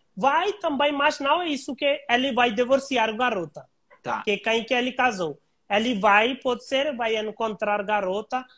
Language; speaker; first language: Portuguese; non-native, learner; Hindi